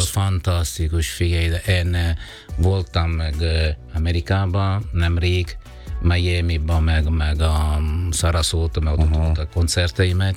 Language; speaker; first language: Hungarian; non-native, fluent; Italian